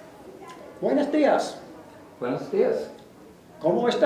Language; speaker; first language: Spanish; non-native, learner; English